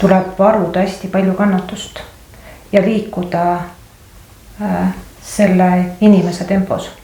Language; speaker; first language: Estonian; native; Estonian